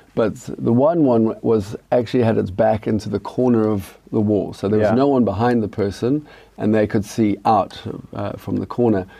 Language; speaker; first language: English; native; English